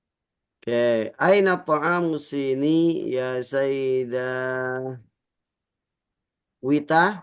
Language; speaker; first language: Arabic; non-native, fluent; Indonesian